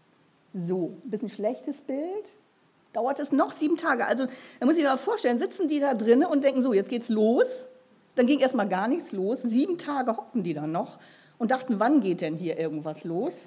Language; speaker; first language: German; native; German